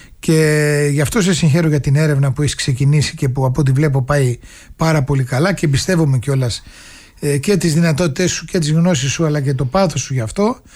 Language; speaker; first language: Greek; native; Greek